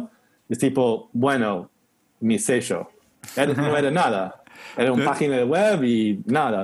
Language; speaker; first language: Spanish; non-native, learner; English